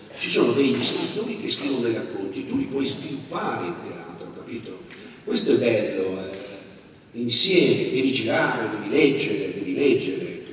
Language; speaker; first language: Italian; native; Italian